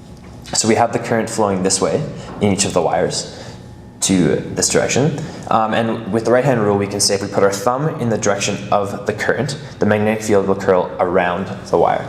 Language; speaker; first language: English; native; English